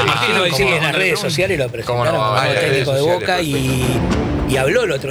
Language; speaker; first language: Spanish; native; Spanish